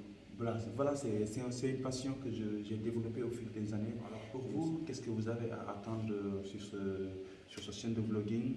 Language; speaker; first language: French; non-native, local second language; Wolof